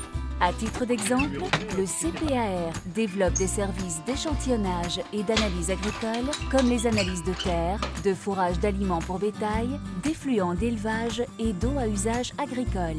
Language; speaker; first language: French; native; French